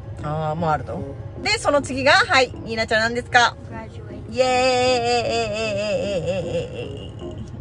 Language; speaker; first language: Japanese; native; Japanese